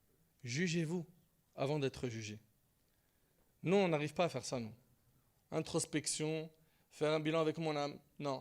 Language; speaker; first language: French; native; French